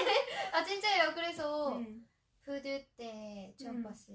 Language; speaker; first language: Korean; non-native, fluent; Japanese